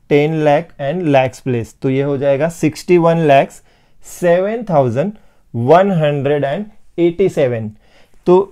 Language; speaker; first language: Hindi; non-native, local second language; Marathi